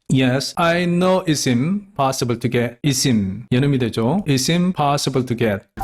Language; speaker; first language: English; non-native, fluent; Korean